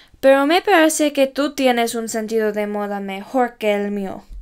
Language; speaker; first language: Spanish; non-native, learner; English